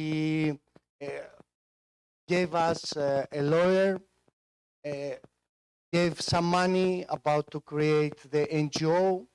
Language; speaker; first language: English; non-native, fluent; Greek